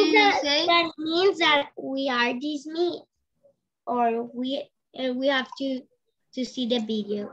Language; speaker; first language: English; non-native, learner; Spanish